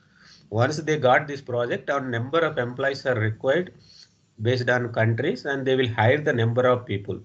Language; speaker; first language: English; non-native, local second language; Telugu